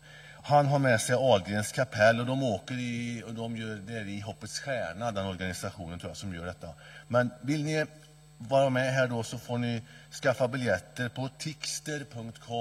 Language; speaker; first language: Swedish; native; Swedish